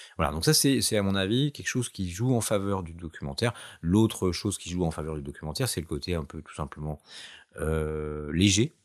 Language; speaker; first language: French; native; French